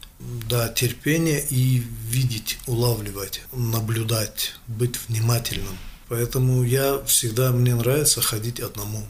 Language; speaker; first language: Russian; non-native, local second language; Tajik